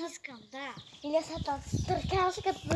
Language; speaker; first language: Bulgarian; early bilingual, heritage; Bulgarian